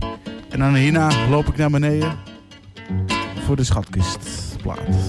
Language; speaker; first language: Dutch; native; Dutch